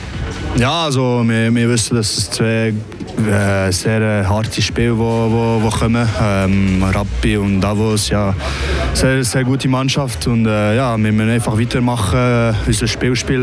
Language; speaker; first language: German; non-native, local second language; French